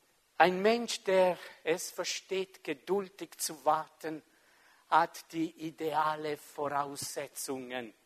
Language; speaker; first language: German; non-native, local second language; French